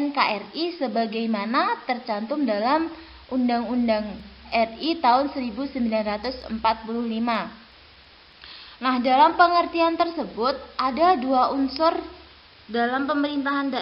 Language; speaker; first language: Indonesian; native; Indonesian